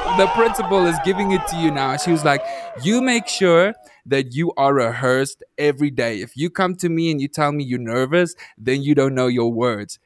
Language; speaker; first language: English; non-native, local second language; Afrikaans